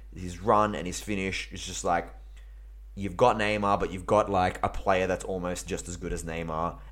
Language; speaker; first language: English; early bilingual, other home language; Greek